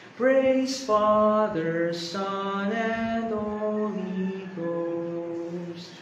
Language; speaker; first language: English; non-native, local second language; Filipino